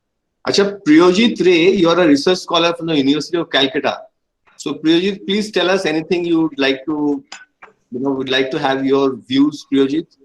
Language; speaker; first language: English; non-native, local second language; Bangla